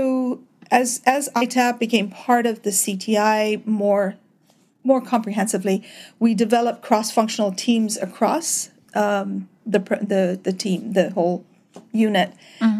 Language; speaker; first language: English; native; English